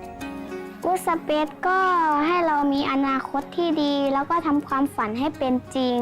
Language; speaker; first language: Thai; early bilingual, other home language; Shan